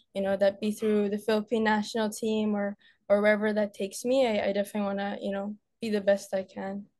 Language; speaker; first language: English; native; English